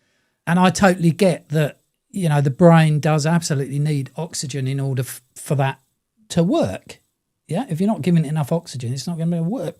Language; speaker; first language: English; native; English